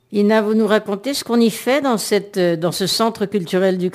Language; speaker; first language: French; native; French